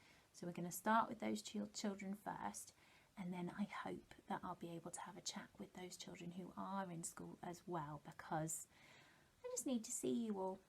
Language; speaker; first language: English; native; English